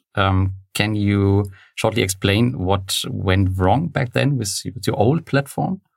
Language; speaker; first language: English; non-native, fluent; German